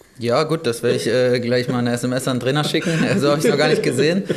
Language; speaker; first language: German; native; German